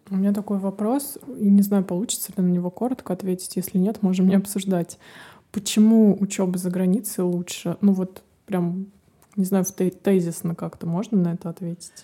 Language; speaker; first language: Russian; native; Russian